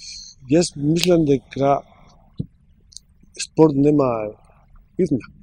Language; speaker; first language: Macedonian; non-native, learner; Spanish